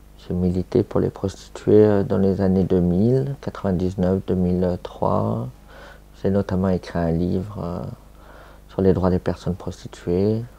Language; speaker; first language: French; native; French